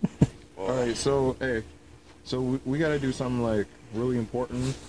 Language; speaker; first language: English; native; English